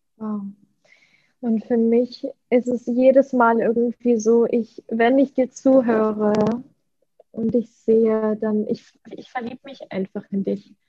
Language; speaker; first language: German; early bilingual, other home language; Russian